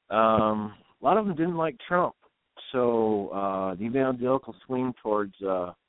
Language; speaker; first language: English; native; English